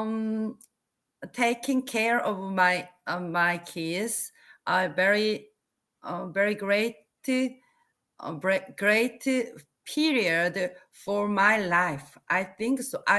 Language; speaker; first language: English; non-native, learner; Korean